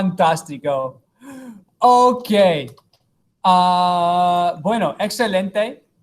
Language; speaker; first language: Spanish; non-native, fluent; English